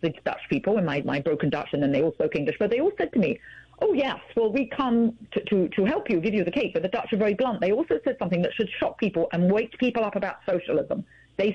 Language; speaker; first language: English; native; English